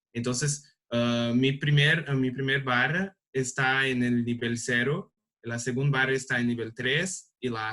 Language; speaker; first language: Spanish; non-native, learner; Portuguese